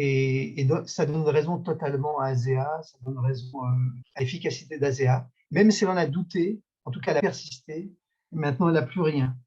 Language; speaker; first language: French; native; French